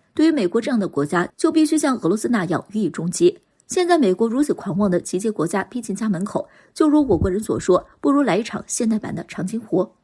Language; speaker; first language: Chinese; native; Chinese